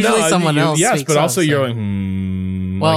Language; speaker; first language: English; native; English